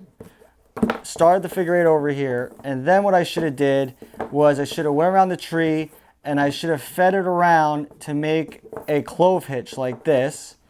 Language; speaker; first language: English; native; English